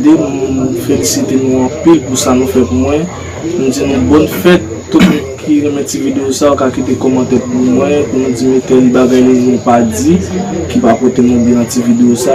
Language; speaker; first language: French; non-native, learner; Haitian Creole